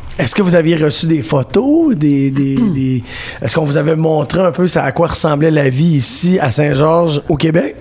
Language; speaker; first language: French; native; French